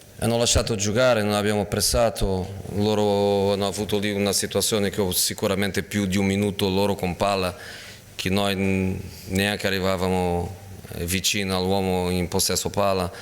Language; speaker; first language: Italian; non-native, fluent; Portuguese